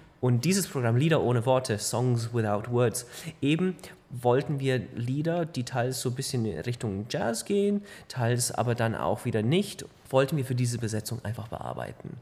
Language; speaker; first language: German; early bilingual, heritage; German